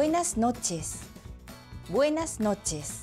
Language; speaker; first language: Spanish; non-native, fluent; Japanese